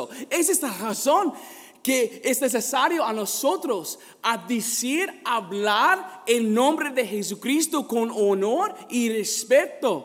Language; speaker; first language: Spanish; non-native, fluent; English